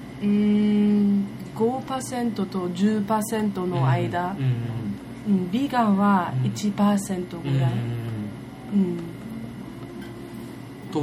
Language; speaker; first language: Japanese; non-native, learner; German